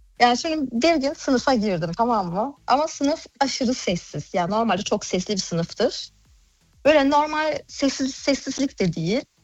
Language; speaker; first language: Turkish; early bilingual, heritage; Turkish